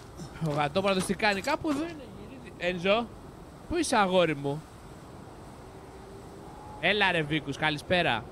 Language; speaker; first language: Greek; native; Greek